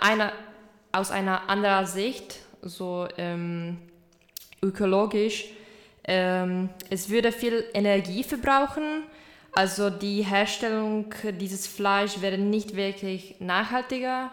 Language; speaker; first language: German; non-native, fluent; Czech